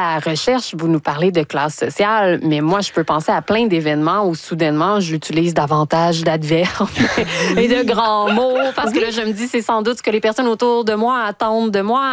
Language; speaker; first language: French; native; French